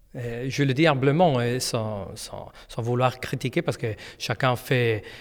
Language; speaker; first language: French; non-native, fluent; Spanish